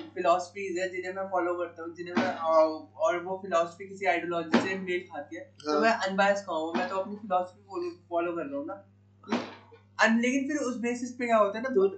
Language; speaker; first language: Hindi; native; Hindi